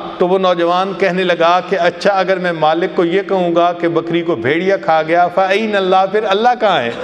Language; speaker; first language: Urdu; non-native, local second language; Punjabi